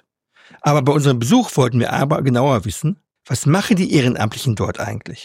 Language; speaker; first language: German; native; German